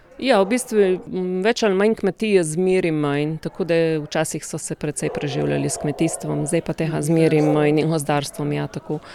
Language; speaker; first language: Slovenian; native; Slovenian